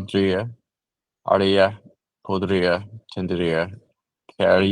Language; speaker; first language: Spanish; non-native, learner; English